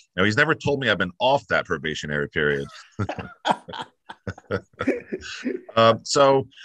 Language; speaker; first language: English; native; English